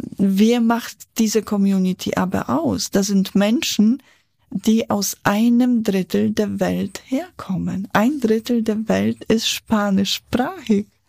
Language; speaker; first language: German; non-native, fluent; Polish